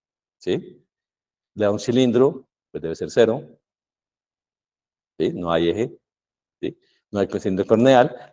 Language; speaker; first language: Spanish; native; Spanish